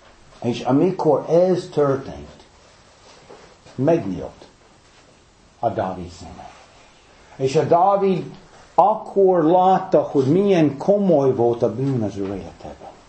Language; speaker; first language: Hungarian; non-native, fluent; English